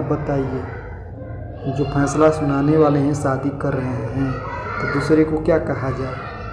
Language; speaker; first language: Hindi; native; Hindi